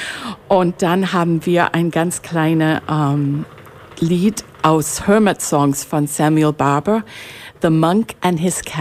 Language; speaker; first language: German; non-native, fluent; English